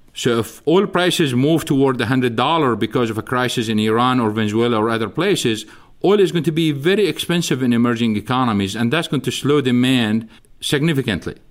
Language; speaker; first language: English; non-native, fluent; Arabic